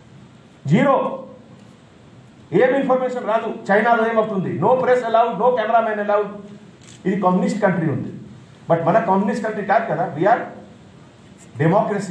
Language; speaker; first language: Telugu; non-native, fluent; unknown